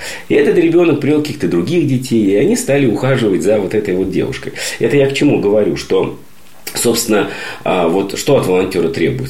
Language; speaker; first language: Russian; native; Russian